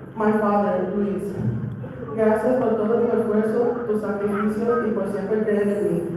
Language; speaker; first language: Spanish; early bilingual, other home language; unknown